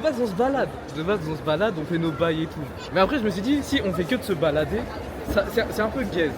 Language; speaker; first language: French; native; French